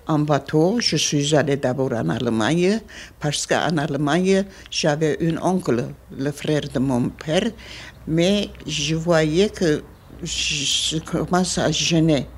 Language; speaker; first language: French; non-native, fluent; Armenian